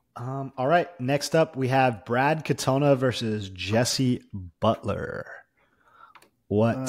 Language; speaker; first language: English; native; English